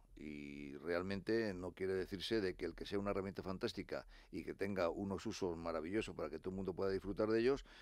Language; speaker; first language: Spanish; native; Spanish